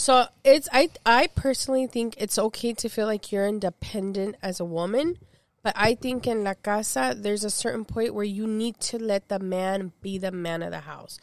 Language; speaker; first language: English; early bilingual, other home language; Spanish